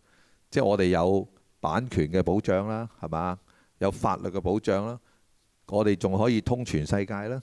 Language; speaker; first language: Cantonese; native; Cantonese